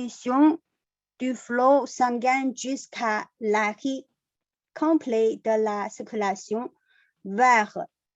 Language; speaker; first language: French; non-native, learner; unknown